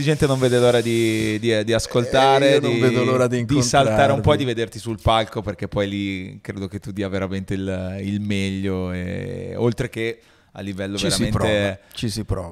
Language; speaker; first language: Italian; native; Italian